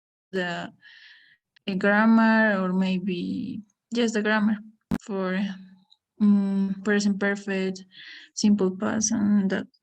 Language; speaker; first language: English; non-native, learner; Spanish